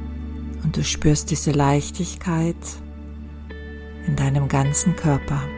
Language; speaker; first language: German; native; German